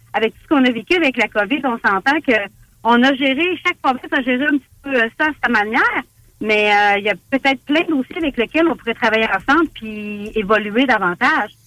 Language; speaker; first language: French; native; French